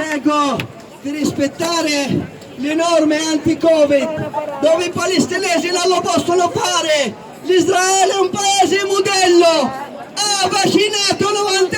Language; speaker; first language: Italian; non-native, local second language; Arabic